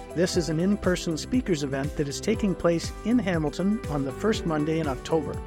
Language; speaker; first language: English; native; English